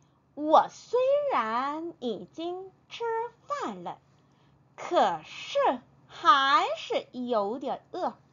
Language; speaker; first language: Chinese; non-native, fluent; Korean